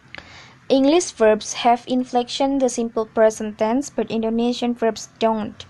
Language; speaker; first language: English; non-native, learner; Indonesian